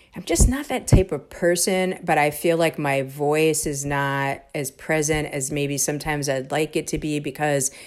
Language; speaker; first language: English; native; English